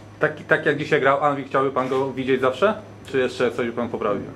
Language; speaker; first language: Polish; native; Polish